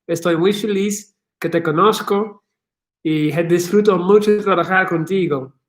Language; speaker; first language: Spanish; non-native, learner; English